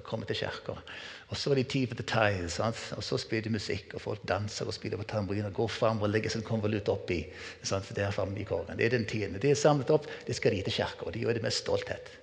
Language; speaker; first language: Norwegian; non-native, fluent; English